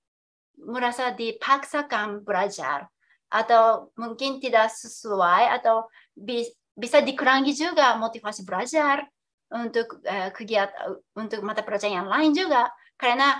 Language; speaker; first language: Indonesian; non-native, fluent; Japanese